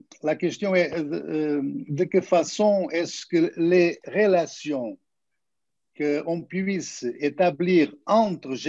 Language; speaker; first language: French; non-native, fluent; Portuguese